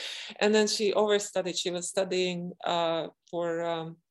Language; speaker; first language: English; non-native, fluent; Latvian